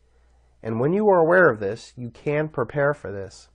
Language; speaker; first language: English; native; English